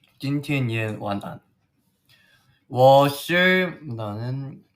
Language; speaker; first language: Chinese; non-native, learner; Korean